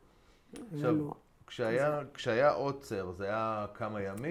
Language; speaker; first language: Hebrew; native; Hebrew